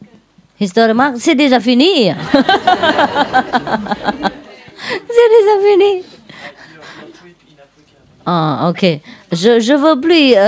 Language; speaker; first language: French; non-native, learner; Vietnamese